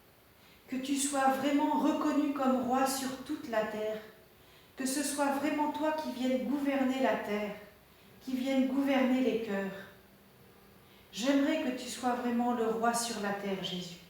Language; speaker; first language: French; native; French